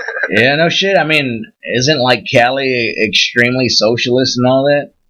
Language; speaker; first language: English; native; English